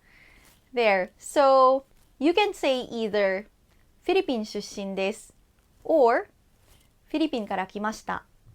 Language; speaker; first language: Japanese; non-native, fluent; Filipino